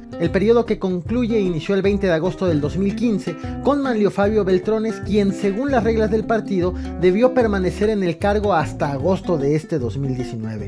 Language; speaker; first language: Spanish; native; Spanish